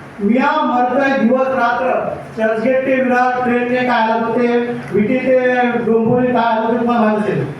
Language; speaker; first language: Marathi; native; Marathi